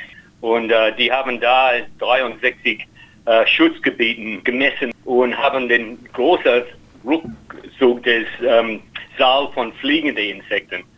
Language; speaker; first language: German; non-native, learner; English